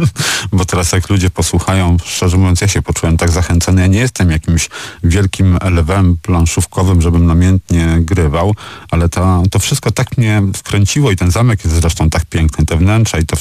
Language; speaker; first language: Polish; native; Polish